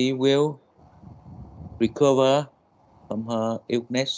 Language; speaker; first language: English; non-native, learner; Vietnamese